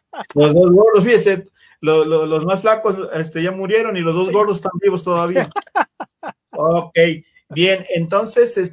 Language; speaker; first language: Spanish; native; Spanish